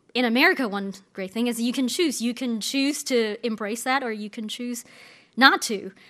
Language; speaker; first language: English; native; English